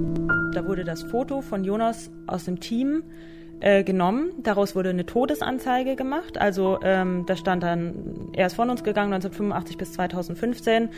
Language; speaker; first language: German; native; German